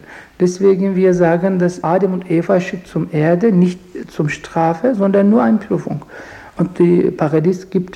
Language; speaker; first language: German; non-native, learner; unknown